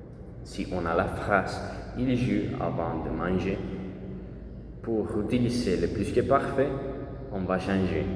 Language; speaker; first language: French; non-native, learner; Spanish